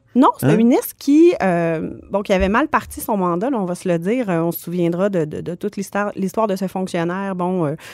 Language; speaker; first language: French; native; French